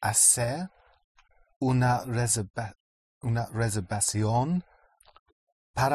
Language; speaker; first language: Spanish; non-native, learner; English